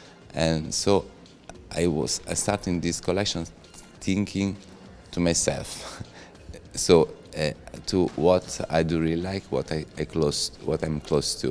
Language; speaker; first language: English; non-native, fluent; Italian